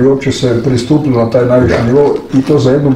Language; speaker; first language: Croatian; native; Croatian